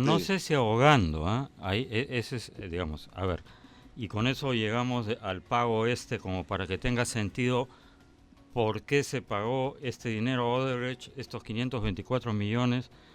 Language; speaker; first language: Spanish; native; Spanish